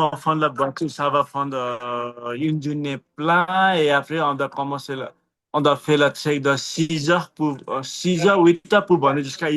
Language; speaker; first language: French; non-native, fluent; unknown